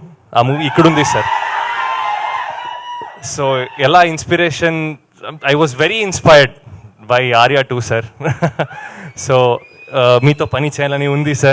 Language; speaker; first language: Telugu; non-native, learner; Kannada